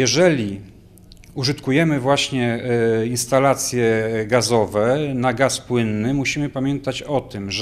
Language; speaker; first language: Polish; native; Polish